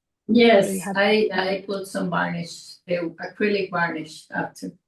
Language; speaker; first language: English; non-native, fluent; Spanish